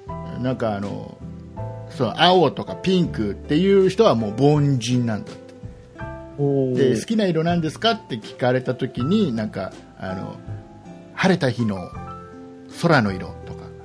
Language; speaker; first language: Japanese; native; Japanese